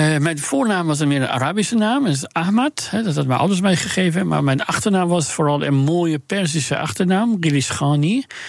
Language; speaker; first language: Dutch; non-native, fluent; Persian